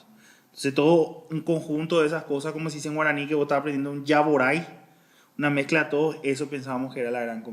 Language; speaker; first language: Spanish; native; Spanish